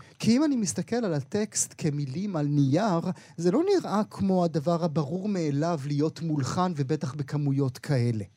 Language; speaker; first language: Hebrew; native; Hebrew